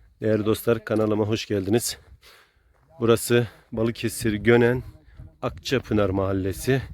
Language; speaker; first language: Turkish; native; Turkish